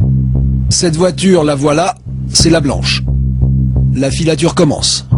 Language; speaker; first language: French; native; French